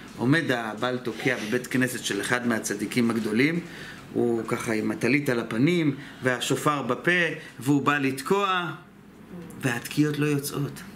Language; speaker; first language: Hebrew; native; Hebrew